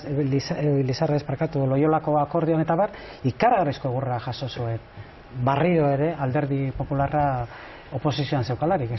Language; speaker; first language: Basque; native; Basque